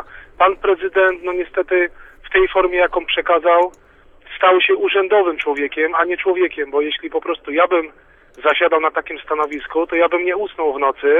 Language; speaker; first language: Polish; native; Polish